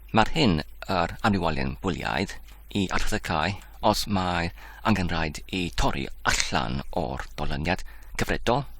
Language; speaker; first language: Welsh; non-native, local second language; English